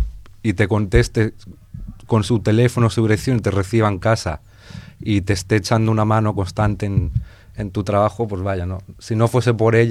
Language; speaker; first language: Spanish; native; Spanish